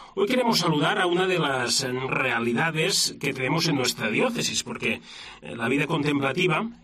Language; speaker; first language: Spanish; non-native, local second language; Catalan